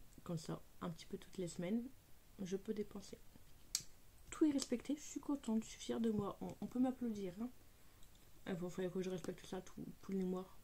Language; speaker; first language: French; native; French